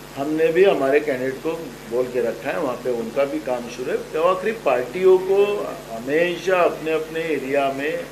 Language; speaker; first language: Hindi; non-native, local second language; Marathi